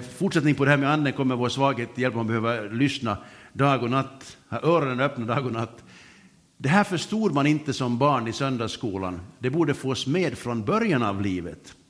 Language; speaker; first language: Swedish; native; Swedish